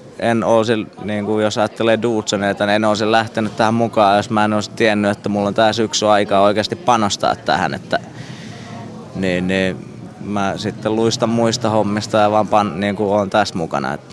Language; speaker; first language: Finnish; native; Finnish